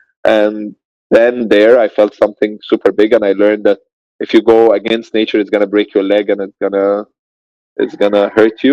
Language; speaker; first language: English; non-native, fluent; Arabic